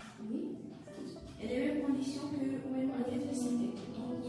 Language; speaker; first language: French; non-native, learner; Arabic